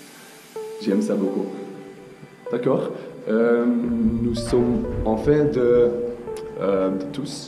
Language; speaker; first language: French; non-native, learner; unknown